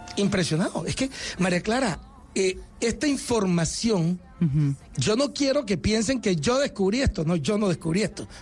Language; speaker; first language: Spanish; native; Spanish